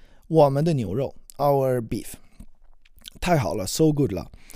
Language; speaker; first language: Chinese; non-native, learner; English